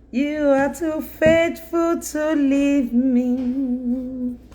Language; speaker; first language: English; non-native, local second language; Yoruba